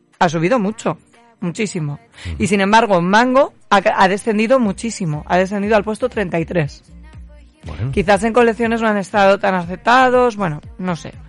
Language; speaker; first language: Spanish; native; Spanish